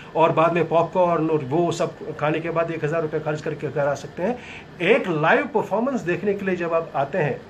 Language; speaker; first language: Hindi; native; Hindi